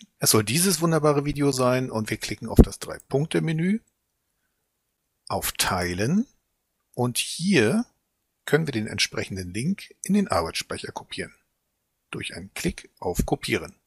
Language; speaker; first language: German; native; German